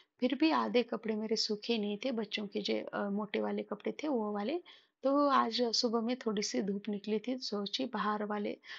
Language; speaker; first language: Hindi; non-native, local second language; Marathi